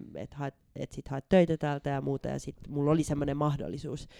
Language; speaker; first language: Finnish; native; Finnish